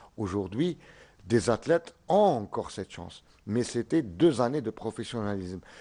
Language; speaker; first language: French; non-native, local second language; Arabic